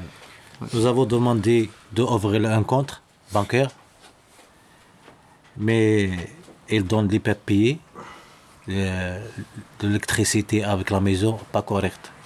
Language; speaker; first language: French; non-native, learner; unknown